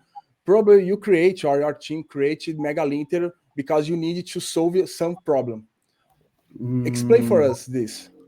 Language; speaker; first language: English; non-native, learner; Portuguese